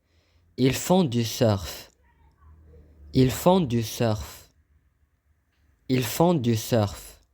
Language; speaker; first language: French; non-native, fluent; Arabic